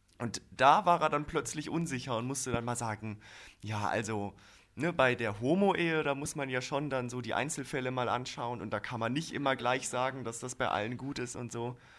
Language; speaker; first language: German; native; German